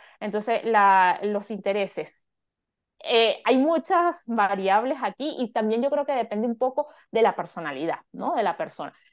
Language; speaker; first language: Spanish; native; Spanish